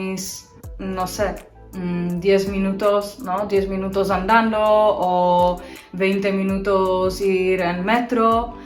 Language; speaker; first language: Spanish; non-native, fluent; Czech